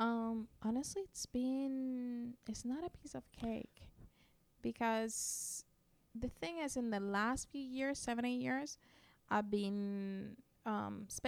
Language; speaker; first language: English; non-native, fluent; Spanish